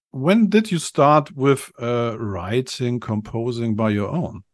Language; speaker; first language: English; non-native, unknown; German